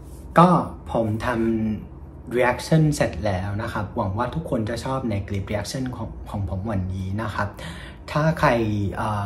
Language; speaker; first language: Thai; non-native, fluent; Vietnamese